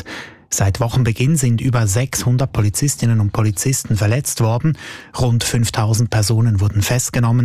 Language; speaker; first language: German; native; German